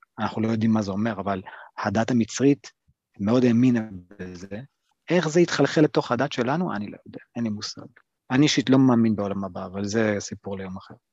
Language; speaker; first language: Hebrew; early bilingual, other home language; English